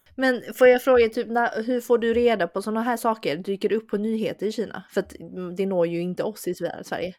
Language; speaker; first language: Swedish; early bilingual, other home language; Chinese